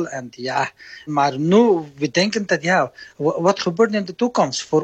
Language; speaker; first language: Dutch; non-native, learner; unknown